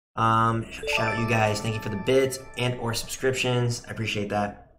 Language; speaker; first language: English; native; English